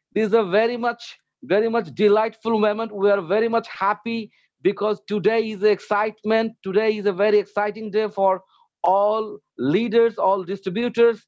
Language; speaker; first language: English; non-native, local second language; Bangla